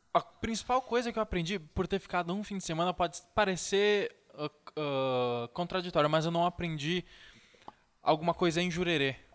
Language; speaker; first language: Portuguese; native; Portuguese